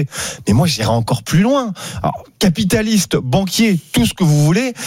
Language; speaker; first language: French; native; French